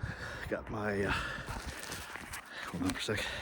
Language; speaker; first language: English; native; English